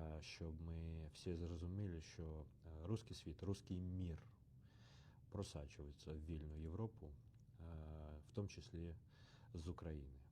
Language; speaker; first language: Ukrainian; non-native, learner; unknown